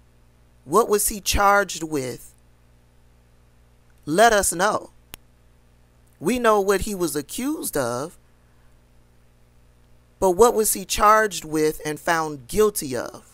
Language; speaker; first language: English; native; English